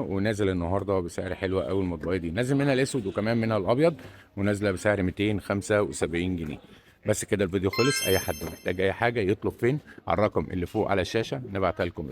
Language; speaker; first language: Arabic; native; Arabic